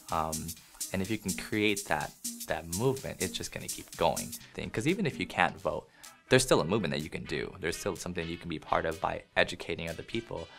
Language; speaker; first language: English; native; English